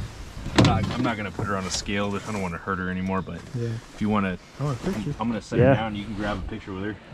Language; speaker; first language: English; native; English